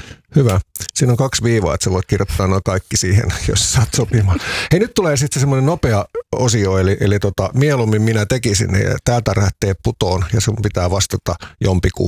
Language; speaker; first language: Finnish; native; Finnish